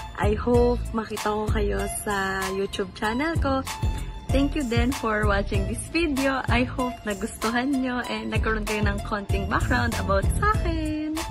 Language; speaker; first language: Filipino; native; Filipino